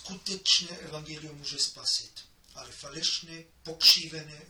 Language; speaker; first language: Czech; non-native, fluent; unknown